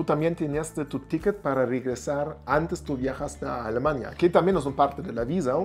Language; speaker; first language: Spanish; non-native, learner; German